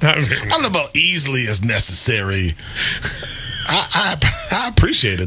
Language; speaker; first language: English; native; English